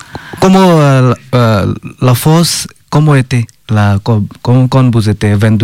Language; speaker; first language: French; non-native, learner; Bangla